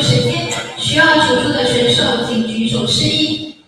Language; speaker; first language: Chinese; native; Chinese